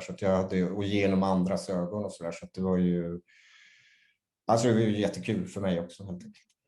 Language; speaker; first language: Swedish; native; Swedish